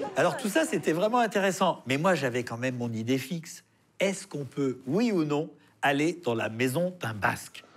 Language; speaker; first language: French; native; French